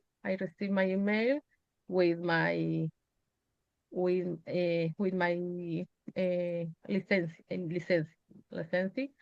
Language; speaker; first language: English; non-native, learner; Spanish